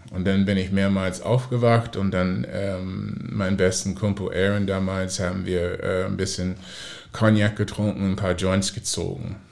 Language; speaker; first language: German; non-native, fluent; English